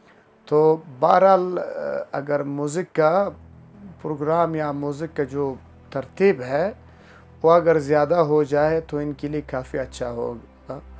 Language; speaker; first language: Hindi; non-native, local second language; Pashto